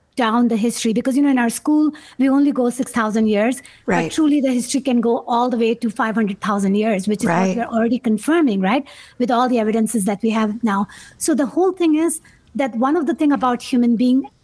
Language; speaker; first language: English; non-native, local second language; Urdu